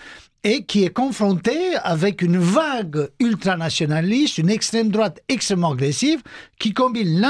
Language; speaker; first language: French; non-native, fluent; Romanian